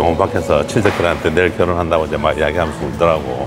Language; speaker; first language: Korean; native; Korean